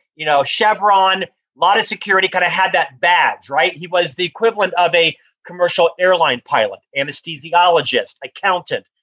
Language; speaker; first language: English; native; English